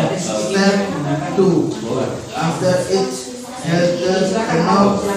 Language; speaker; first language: English; non-native, learner; Indonesian